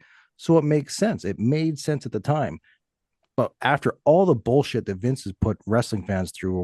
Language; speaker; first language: English; native; English